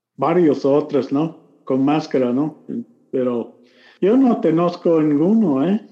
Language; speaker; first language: Spanish; non-native, learner; English